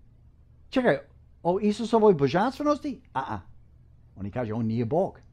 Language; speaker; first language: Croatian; non-native, fluent; English